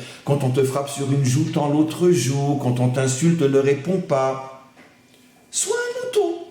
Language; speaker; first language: French; native; French